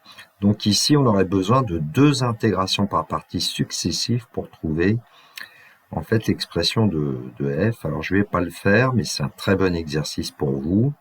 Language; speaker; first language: French; native; French